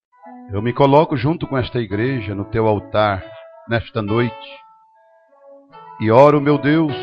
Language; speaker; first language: Portuguese; native; Portuguese